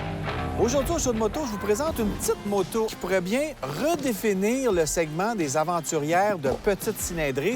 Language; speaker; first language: French; native; French